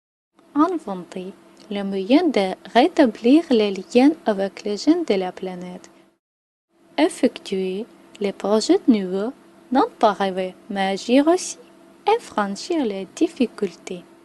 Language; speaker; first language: French; non-native, learner; Ukrainian